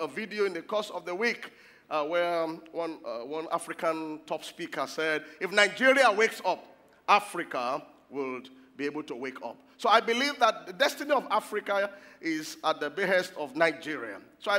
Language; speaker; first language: English; non-native, local second language; Yoruba